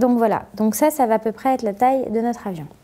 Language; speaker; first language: French; native; French